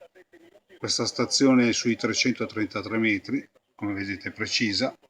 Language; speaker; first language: Italian; native; Italian